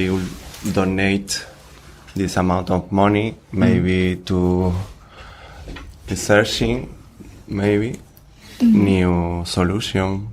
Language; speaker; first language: English; non-native, learner; Spanish